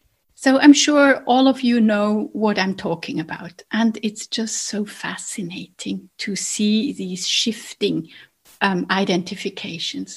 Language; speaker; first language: English; non-native, fluent; German